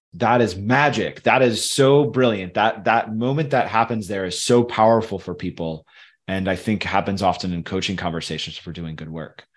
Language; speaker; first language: English; native; English